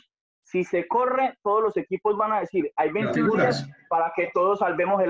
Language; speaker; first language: Spanish; native; Spanish